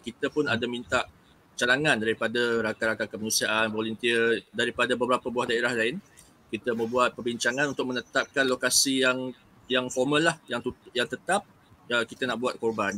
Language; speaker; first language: Malay; native; Malay